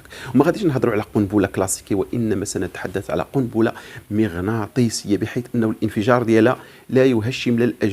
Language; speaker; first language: Arabic; native; Arabic